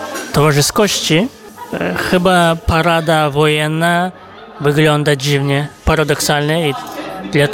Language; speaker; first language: Polish; non-native, fluent; Kazakh